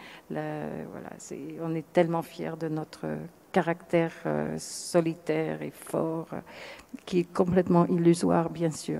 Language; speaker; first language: French; non-native, fluent; English